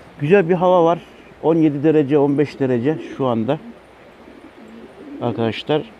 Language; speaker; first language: Turkish; native; Turkish